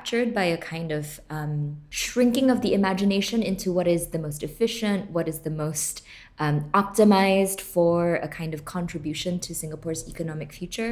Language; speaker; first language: English; native; English